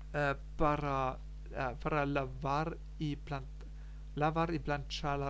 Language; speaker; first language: Spanish; non-native, learner; German